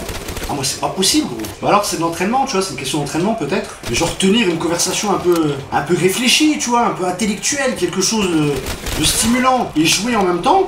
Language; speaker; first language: French; native; French